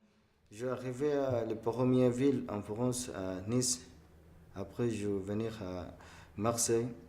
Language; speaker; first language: French; non-native, learner; Arabic